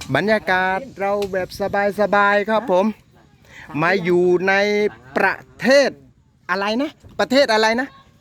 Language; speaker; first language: Thai; native; Thai